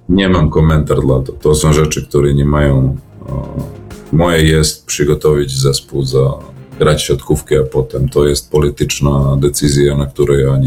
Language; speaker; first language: Polish; non-native, learner; Serbian